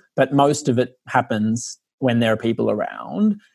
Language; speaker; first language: English; native; English